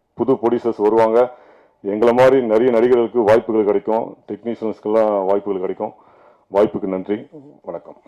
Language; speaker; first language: Tamil; native; Tamil